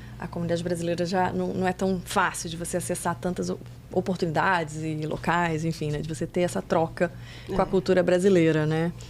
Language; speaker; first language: Portuguese; native; Portuguese